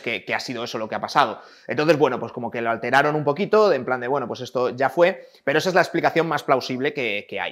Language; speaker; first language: Spanish; native; Spanish